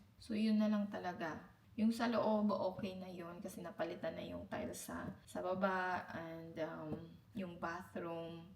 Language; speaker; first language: Filipino; non-native, local second language; Cebuano